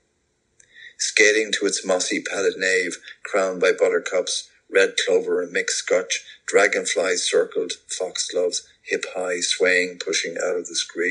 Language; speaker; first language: English; native; English